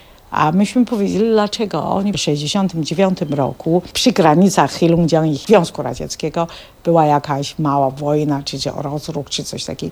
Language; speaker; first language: Polish; non-native, fluent; Chinese